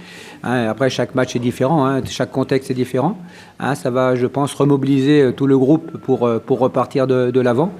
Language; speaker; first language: French; native; French